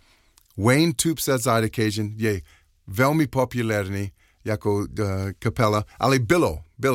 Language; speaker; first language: Czech; non-native, learner; English